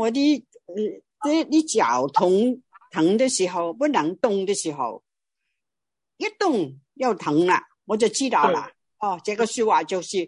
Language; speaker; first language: Chinese; non-native, local second language; Cantonese